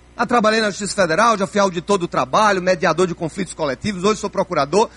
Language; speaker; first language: Portuguese; native; Portuguese